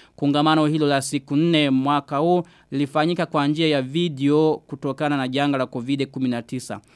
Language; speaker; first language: Swahili; non-native, local second language; Rundi